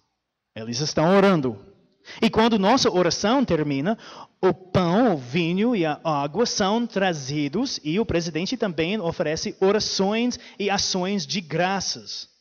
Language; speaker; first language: Portuguese; non-native, fluent; English